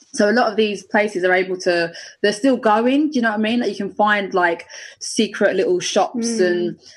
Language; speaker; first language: English; native; English